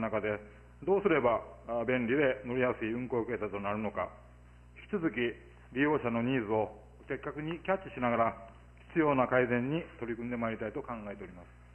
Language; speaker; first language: Japanese; native; Japanese